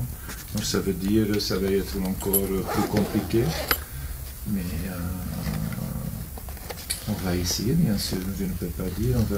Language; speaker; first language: French; non-native, local second language; Dutch